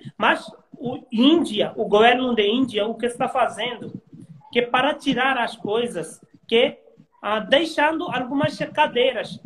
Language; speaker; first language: Portuguese; non-native, learner; Hindi